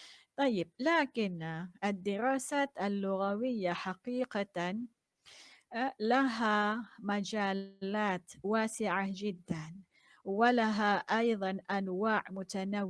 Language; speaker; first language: Arabic; non-native, fluent; Malay